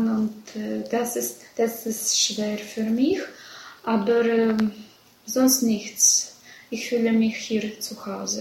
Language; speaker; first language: German; non-native, learner; Russian